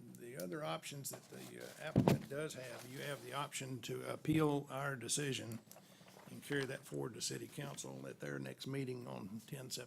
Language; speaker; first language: English; native; English